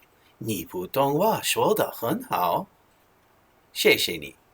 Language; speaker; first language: Chinese; non-native, learner; English